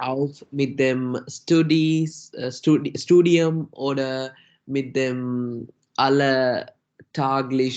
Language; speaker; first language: German; non-native, learner; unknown